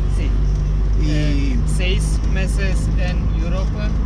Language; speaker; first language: Spanish; non-native, learner; Turkish